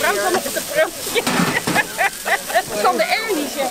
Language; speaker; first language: Dutch; native; Dutch